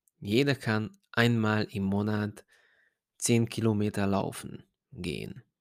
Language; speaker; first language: German; non-native, fluent; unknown